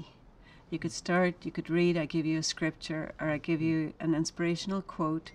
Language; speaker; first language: English; native; English